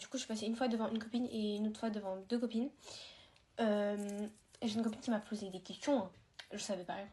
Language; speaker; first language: French; native; French